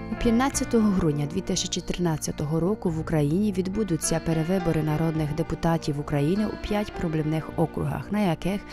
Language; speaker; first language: Ukrainian; native; Ukrainian